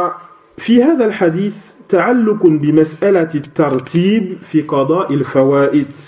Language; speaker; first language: Arabic; non-native, fluent; French